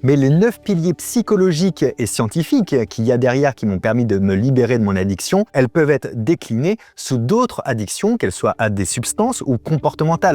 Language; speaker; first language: French; native; French